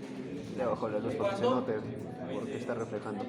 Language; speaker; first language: Spanish; native; Spanish